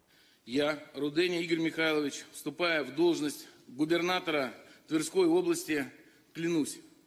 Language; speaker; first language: Russian; native; Russian